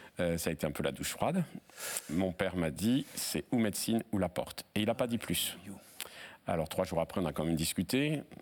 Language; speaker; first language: French; native; French